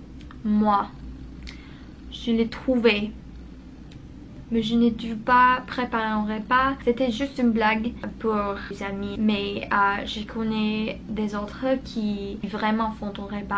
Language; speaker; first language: French; non-native, learner; Spanish